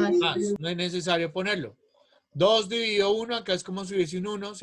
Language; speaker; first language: Spanish; native; Spanish